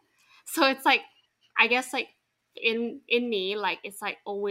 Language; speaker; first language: English; non-native, local second language; Chinese